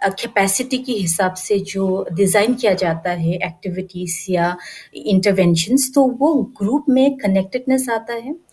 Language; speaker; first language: Hindi; non-native, local second language; Garo